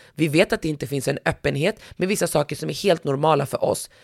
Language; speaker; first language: Swedish; early bilingual, other home language; Arabic